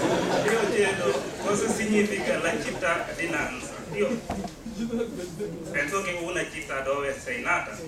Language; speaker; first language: Italian; non-native, learner; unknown